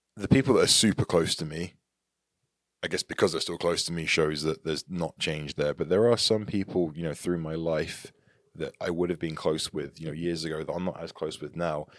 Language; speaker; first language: English; native; English